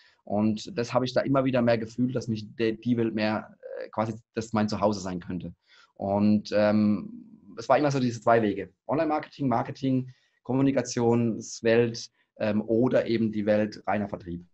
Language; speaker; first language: German; native; German